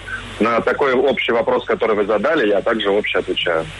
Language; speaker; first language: Russian; native; Russian